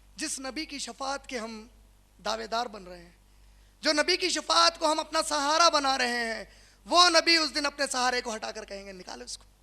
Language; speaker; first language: Hindi; non-native, local second language; Urdu